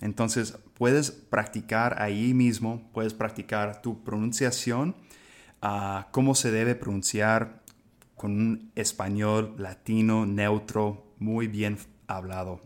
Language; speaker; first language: Spanish; non-native, fluent; English